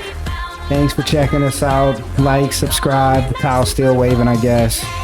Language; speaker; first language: English; native; English